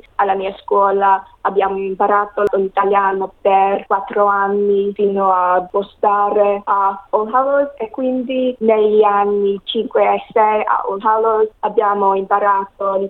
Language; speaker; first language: Italian; non-native, learner; English